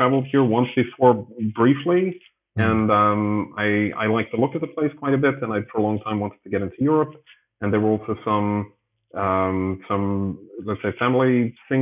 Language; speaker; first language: English; native; English